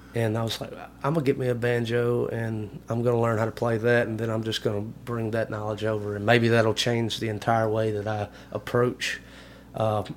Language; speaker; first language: English; native; English